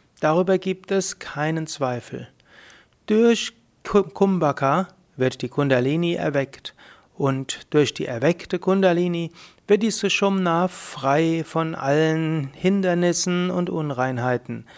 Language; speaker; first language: German; native; German